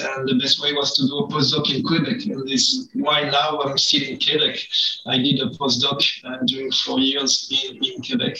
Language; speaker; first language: English; non-native, learner; French